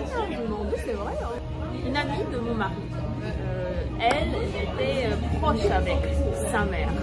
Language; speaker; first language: French; non-native, fluent; Korean